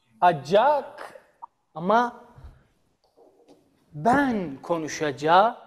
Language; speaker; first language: Turkish; non-native, learner; Ukrainian